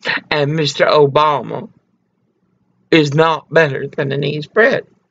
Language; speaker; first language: English; early bilingual, other home language; Spanish